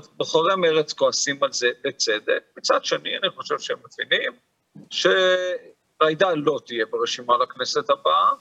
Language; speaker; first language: Hebrew; native; Hebrew